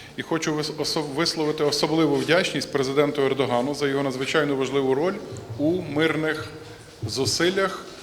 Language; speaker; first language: Ukrainian; native; Ukrainian